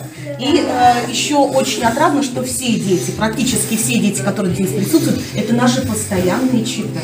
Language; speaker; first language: Russian; native; Russian